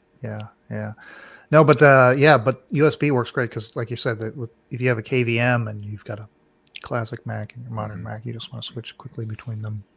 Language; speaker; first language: English; native; English